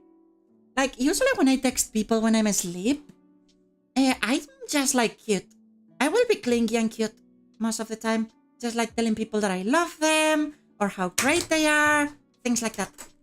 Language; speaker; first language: English; non-native, fluent; Spanish